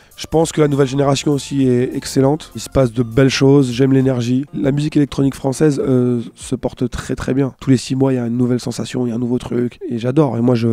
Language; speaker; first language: French; native; French